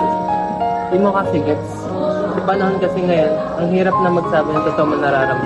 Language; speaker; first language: Filipino; native; Filipino